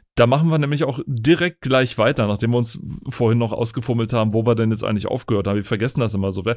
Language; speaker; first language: German; native; German